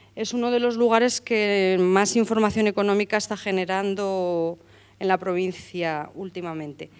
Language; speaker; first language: Spanish; native; Spanish